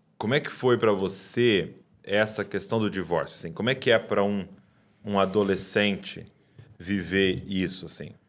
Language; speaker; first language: Portuguese; native; Portuguese